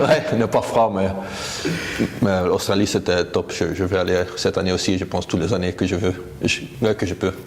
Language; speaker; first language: French; non-native, local second language; Dutch